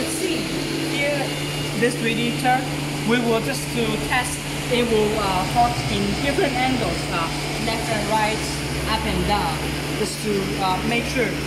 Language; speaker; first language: English; non-native, learner; Chinese